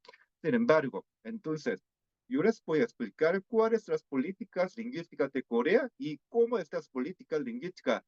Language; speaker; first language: Spanish; non-native, fluent; Korean